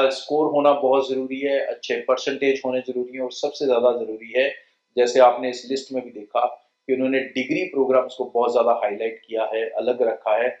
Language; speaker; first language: Hindi; non-native, local second language; Punjabi